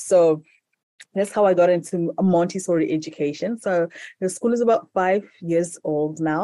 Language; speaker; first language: English; non-native, local second language; Shona